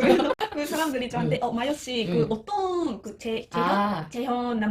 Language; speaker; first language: Korean; non-native, learner; Japanese